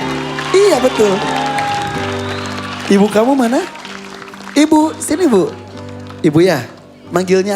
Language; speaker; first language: Indonesian; native; Indonesian